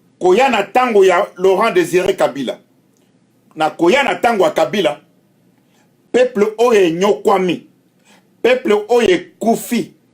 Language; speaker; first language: Lingala; non-native, local second language; Luba-Lulua